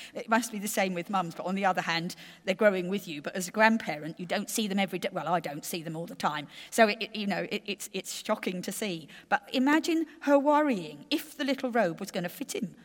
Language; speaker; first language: English; native; English